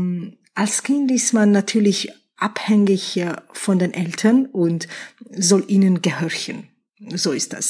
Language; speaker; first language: German; non-native, fluent; Georgian